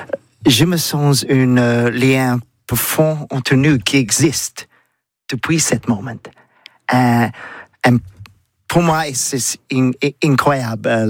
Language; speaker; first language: French; non-native, learner; English